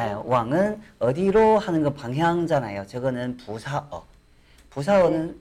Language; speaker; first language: Korean; non-native, fluent; Chinese